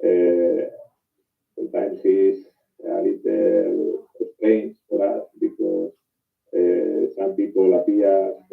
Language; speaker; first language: English; non-native, learner; Spanish